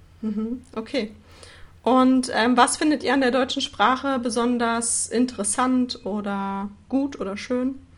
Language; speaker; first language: German; native; German